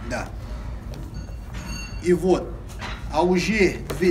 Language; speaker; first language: Russian; non-native, fluent; Portuguese